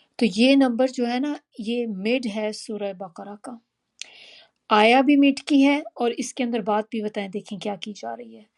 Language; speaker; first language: Urdu; native; Urdu